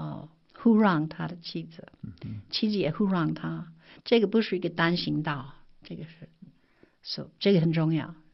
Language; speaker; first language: Chinese; non-native, fluent; English